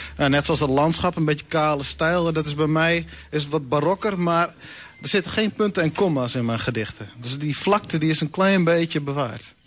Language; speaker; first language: Dutch; non-native, local second language; Western Frisian